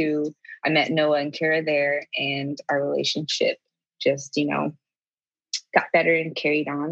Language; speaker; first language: English; native; English